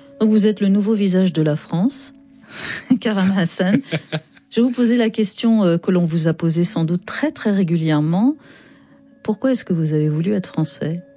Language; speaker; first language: French; native; French